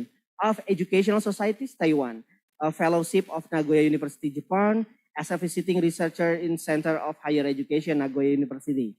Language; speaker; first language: English; non-native, fluent; Indonesian